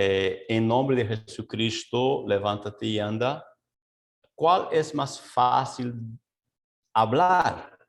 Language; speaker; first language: Portuguese; non-native, fluent; Spanish